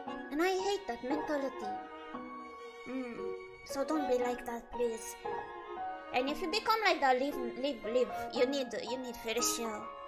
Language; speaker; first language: English; non-native, learner; Japanese